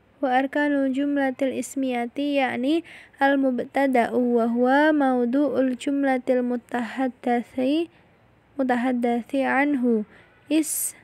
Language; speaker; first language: Arabic; non-native, learner; Indonesian